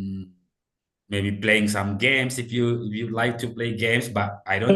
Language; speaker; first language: English; non-native, fluent; Indonesian